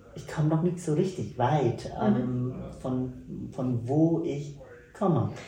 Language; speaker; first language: German; non-native, fluent; Vietnamese